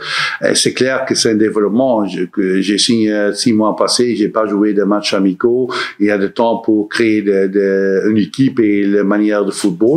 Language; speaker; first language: French; non-native, learner; Dutch